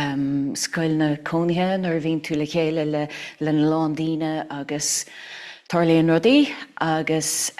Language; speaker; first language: Irish; non-native, local second language; English